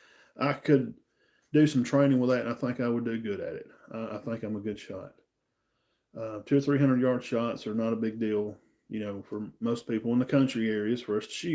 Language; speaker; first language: English; native; English